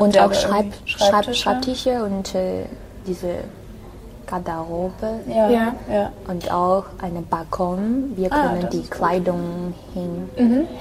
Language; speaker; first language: German; non-native, learner; Chinese